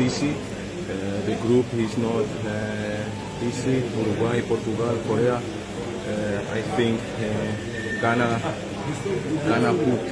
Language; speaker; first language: English; non-native, learner; Spanish